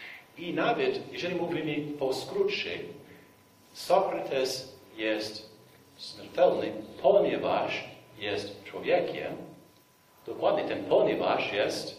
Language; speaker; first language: Polish; non-native, fluent; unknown